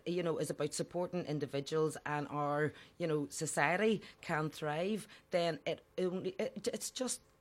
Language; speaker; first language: English; native; English